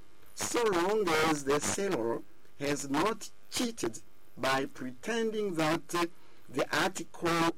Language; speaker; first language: English; non-native, fluent; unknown